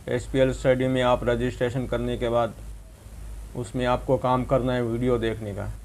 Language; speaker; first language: Hindi; non-native, local second language; Gujarati